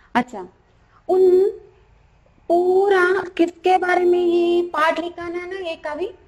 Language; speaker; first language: Hindi; non-native, local second language; Telugu